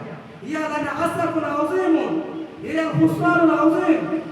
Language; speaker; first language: Arabic; non-native, fluent; Bangla